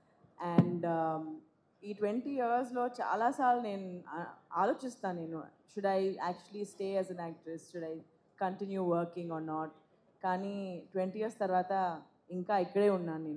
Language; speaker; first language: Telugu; non-native, fluent; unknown